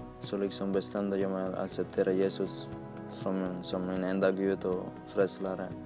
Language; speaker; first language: Swedish; early bilingual, other home language; Spanish